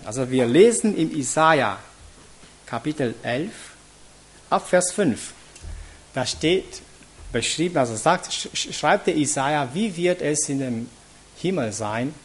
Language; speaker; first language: German; non-native, fluent; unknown